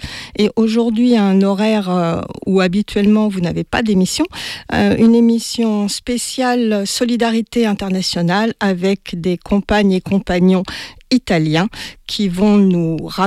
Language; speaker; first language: French; native; French